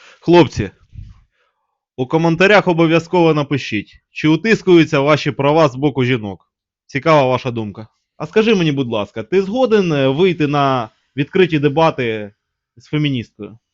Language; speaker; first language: Ukrainian; native; Ukrainian